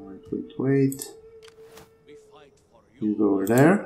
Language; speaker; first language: English; non-native, fluent; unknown